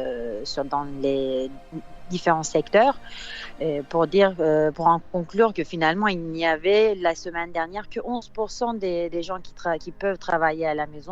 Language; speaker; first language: French; non-native, fluent; Turkish